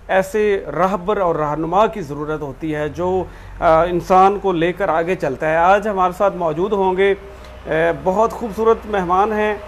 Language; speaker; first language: Urdu; non-native, local second language; Punjabi